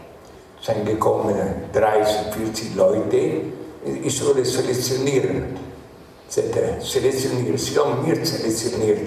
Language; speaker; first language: German; non-native, learner; Italian